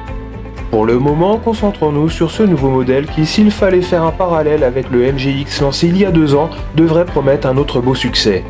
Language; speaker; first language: French; native; French